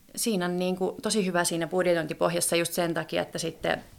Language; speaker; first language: Finnish; native; Finnish